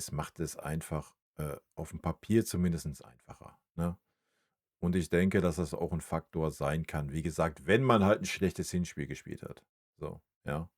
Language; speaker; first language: German; native; German